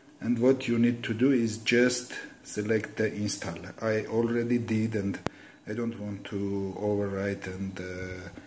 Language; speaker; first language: English; non-native, fluent; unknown